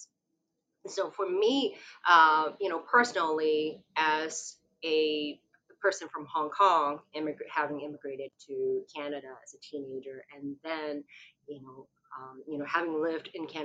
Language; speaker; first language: English; non-native, local second language; Cantonese